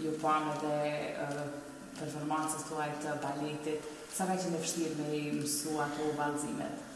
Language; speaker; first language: Albanian; native; Albanian